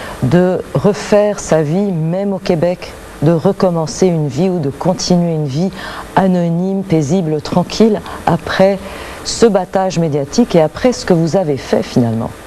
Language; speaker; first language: French; native; French